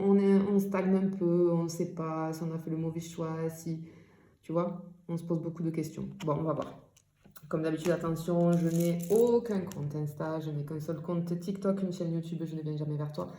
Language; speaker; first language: French; native; French